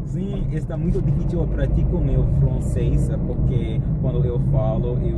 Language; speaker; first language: Portuguese; non-native, learner; English